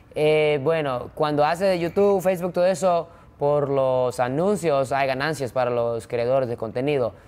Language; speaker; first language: Spanish; non-native, fluent; Japanese